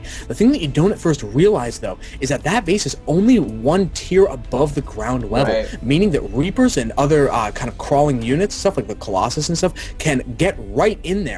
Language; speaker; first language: English; native; English